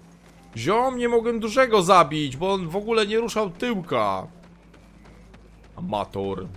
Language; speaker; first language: Polish; native; Polish